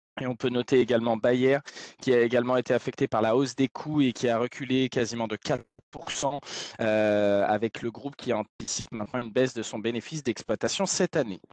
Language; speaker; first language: French; native; French